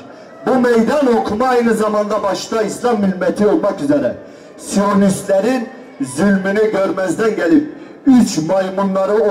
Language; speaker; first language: Turkish; native; Turkish